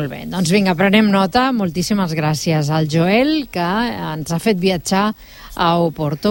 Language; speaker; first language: Catalan; native; Catalan